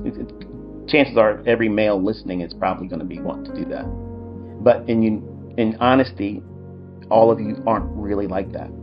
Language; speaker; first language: English; native; English